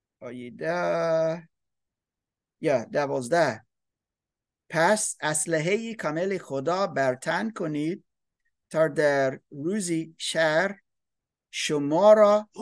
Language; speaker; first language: Persian; non-native, fluent; English